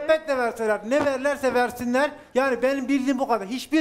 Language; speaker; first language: Turkish; native; Turkish